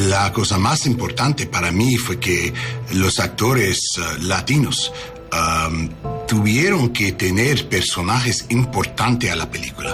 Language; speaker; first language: Spanish; non-native, learner; English